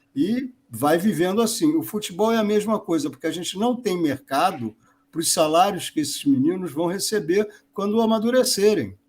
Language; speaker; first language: Portuguese; native; Portuguese